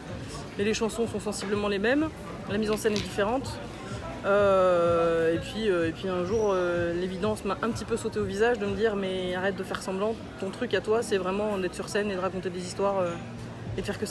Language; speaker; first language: French; native; French